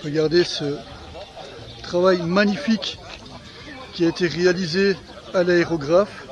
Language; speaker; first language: French; native; French